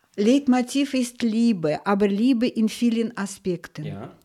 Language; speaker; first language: German; non-native, fluent; Russian